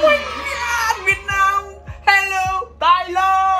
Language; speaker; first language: English; non-native, learner; Vietnamese